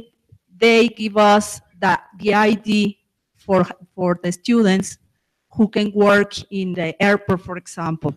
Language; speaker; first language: English; non-native, fluent; Spanish